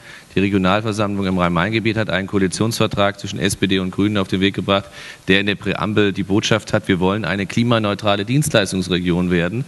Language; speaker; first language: German; native; German